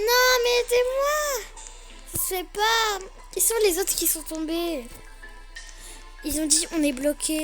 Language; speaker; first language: French; native; French